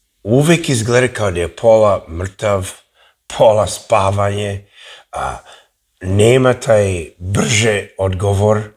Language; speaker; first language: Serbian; early bilingual, heritage; English